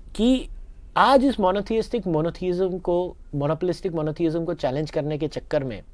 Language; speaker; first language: Hindi; native; Hindi